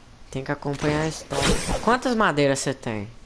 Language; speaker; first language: Portuguese; native; Portuguese